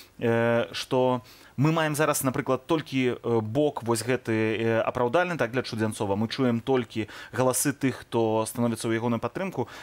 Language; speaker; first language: Belarusian; native; Belarusian